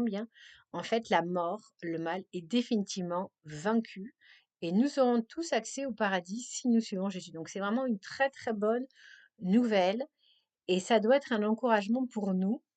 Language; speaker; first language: French; native; French